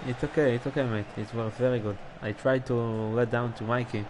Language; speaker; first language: English; non-native, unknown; Hebrew